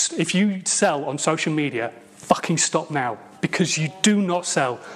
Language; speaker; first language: English; native; English